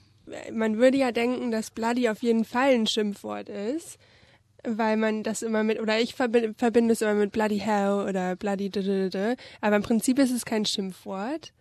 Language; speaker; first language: German; native; German